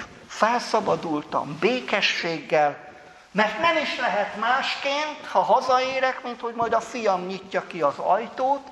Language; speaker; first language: Hungarian; native; Hungarian